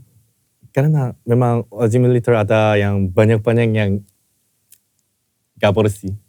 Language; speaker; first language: Indonesian; non-native, fluent; Korean